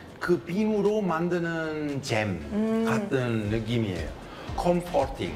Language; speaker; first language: Korean; non-native, fluent; Italian